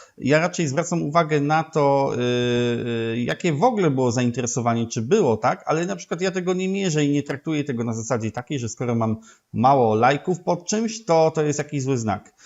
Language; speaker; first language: Polish; native; Polish